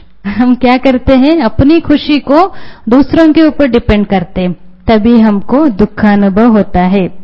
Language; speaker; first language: Hindi; native; Hindi